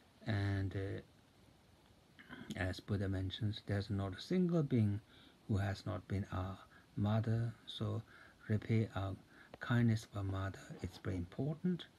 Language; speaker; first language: English; non-native, fluent; Tibetan